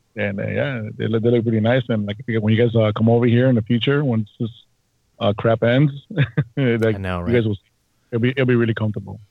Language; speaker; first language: English; native; English